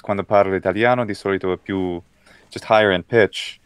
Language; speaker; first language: Italian; non-native, fluent; English